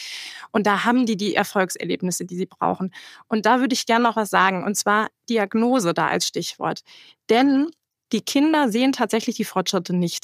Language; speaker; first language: German; native; German